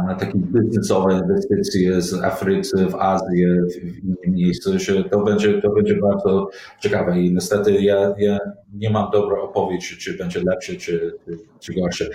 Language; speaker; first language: Polish; non-native, learner; English